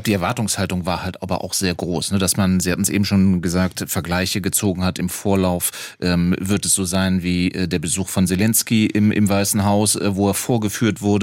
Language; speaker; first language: German; native; German